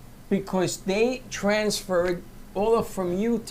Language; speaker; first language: English; native; English